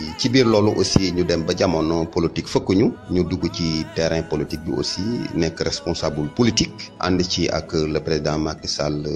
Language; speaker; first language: Wolof; native; Wolof